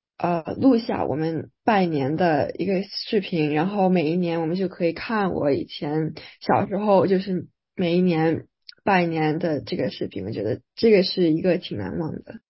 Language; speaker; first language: Chinese; early bilingual, other home language; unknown